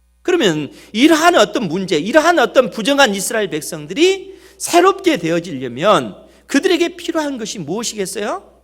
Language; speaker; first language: Korean; native; Korean